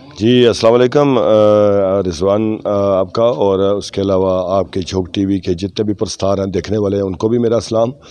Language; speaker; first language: Urdu; non-native, local second language; Punjabi